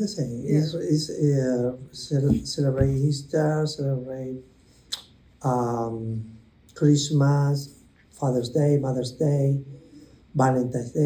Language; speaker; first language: English; non-native, learner; Spanish